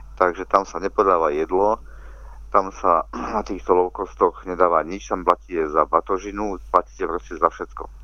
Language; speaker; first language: Slovak; native; Slovak